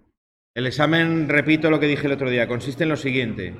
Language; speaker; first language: Spanish; native; Spanish